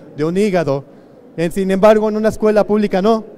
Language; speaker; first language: Spanish; native; Spanish